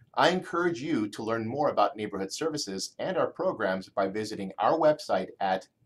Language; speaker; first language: English; native; English